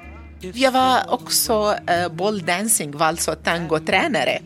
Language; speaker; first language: Swedish; non-native, learner; Arabic